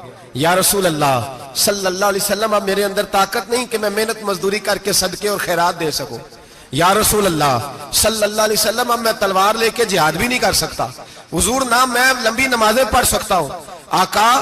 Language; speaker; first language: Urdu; non-native, local second language; Punjabi